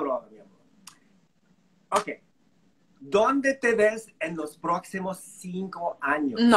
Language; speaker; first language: Spanish; non-native, fluent; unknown